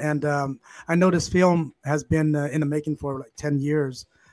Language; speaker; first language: English; early bilingual, other home language; Khmer